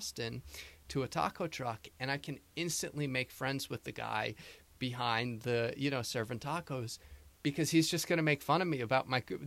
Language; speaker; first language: English; native; English